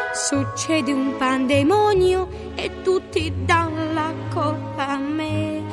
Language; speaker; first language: Italian; native; Italian